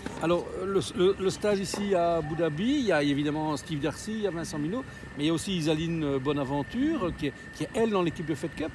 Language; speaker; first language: French; native; French